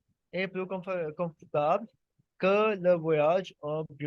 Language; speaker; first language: French; non-native, learner; Hindi